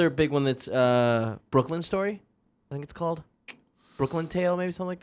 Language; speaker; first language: English; native; English